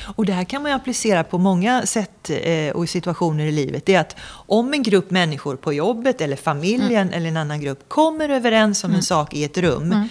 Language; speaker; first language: Swedish; native; Swedish